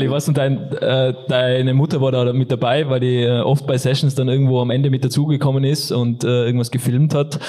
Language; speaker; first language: German; native; German